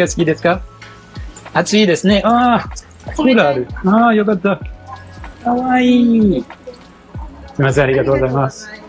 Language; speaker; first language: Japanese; non-native, learner; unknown